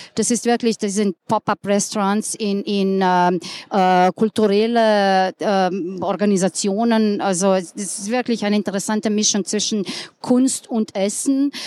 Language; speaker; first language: German; non-native, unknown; Slovenian